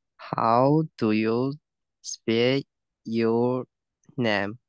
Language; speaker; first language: English; non-native, learner; Chinese